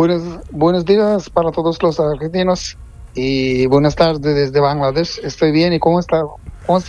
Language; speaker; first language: Spanish; non-native, fluent; Bangla